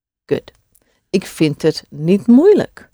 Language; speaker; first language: Dutch; non-native, fluent; English